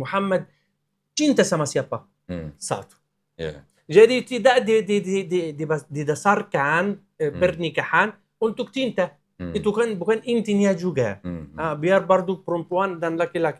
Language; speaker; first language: Indonesian; non-native, learner; Arabic